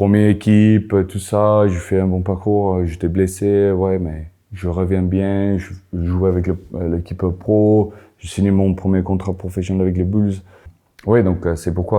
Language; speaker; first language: French; non-native, fluent; Afrikaans